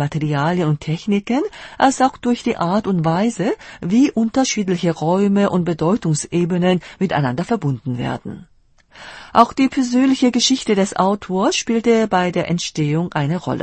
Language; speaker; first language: German; non-native, fluent; Korean